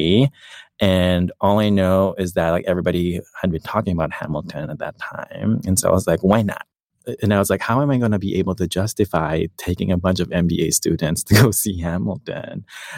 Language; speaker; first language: English; non-native, local second language; Filipino